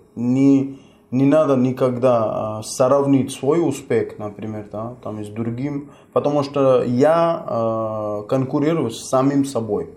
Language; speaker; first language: Russian; non-native, fluent; Hindi